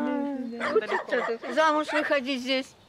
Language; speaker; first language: Russian; native; Russian